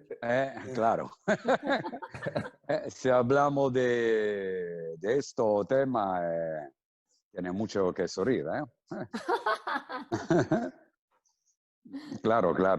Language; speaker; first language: Spanish; non-native, fluent; Italian